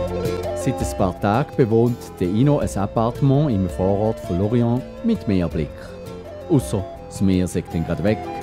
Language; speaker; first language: German; native; German